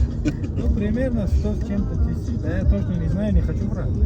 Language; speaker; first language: Russian; non-native, local second language; Tajik